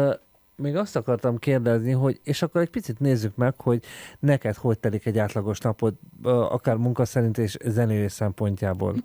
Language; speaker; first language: Hungarian; native; Hungarian